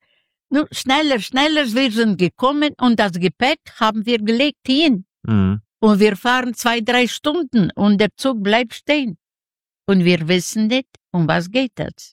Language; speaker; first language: German; non-native, learner; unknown